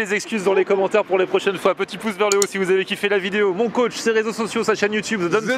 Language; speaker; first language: French; native; French